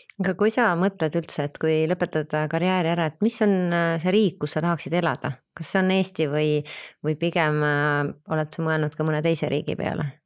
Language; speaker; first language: Estonian; native; Estonian